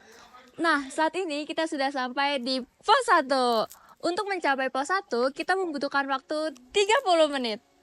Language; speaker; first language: Indonesian; native; Indonesian